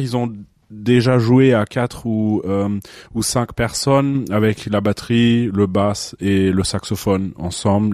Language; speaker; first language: French; non-native, fluent; German